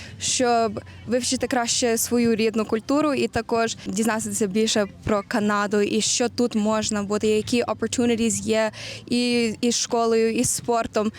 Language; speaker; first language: Ukrainian; early bilingual, heritage; Ukrainian